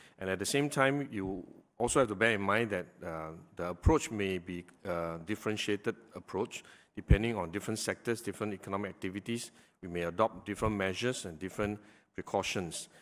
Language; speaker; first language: English; non-native, local second language; Chinese